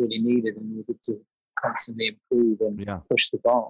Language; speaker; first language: English; native; English